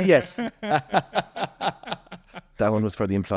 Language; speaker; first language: English; native; English